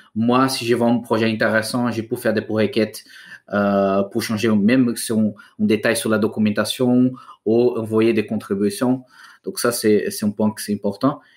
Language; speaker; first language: French; non-native, fluent; Portuguese